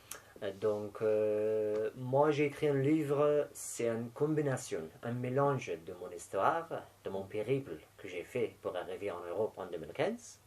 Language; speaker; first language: French; non-native, fluent; Persian